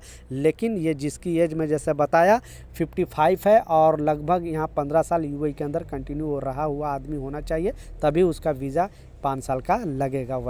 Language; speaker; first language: Hindi; native; Hindi